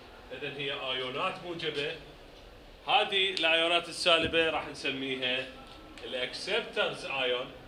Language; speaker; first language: Arabic; native; Arabic